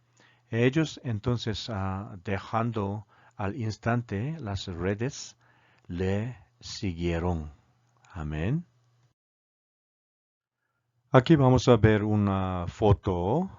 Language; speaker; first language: Spanish; non-native, learner; Korean